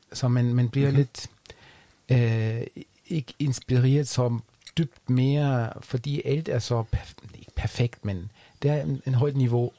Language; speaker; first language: Danish; non-native, fluent; German